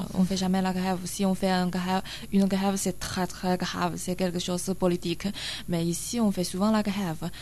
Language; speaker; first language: French; non-native, learner; Chinese